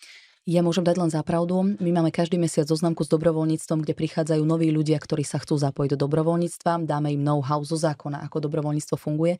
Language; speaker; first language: Slovak; native; Slovak